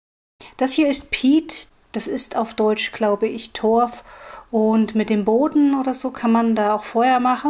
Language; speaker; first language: German; native; German